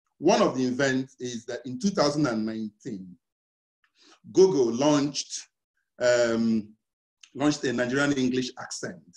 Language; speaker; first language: English; non-native, local second language; Igbo